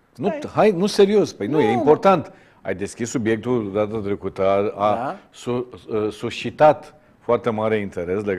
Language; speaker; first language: Romanian; native; Romanian